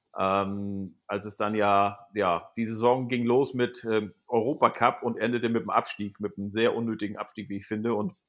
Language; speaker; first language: German; native; German